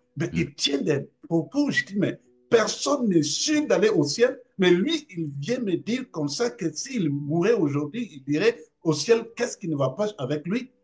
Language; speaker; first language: French; non-native, local second language; Mossi